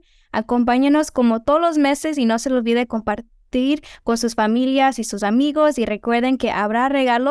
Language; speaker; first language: Spanish; early bilingual, heritage; Spanish